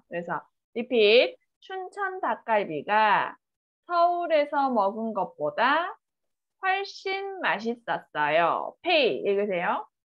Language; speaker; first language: Korean; native; Korean